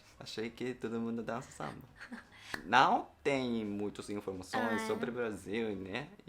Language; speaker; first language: Portuguese; non-native, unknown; Japanese